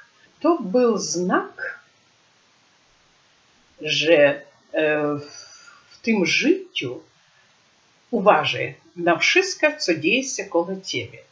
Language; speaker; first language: Polish; non-native, learner; Ukrainian